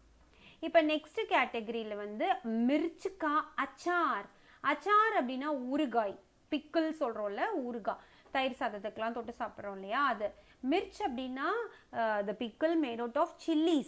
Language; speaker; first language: Tamil; native; Tamil